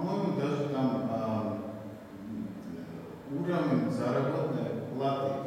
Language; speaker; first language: Russian; non-native, fluent; Georgian